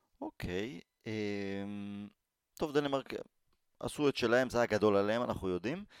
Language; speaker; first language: Hebrew; native; Hebrew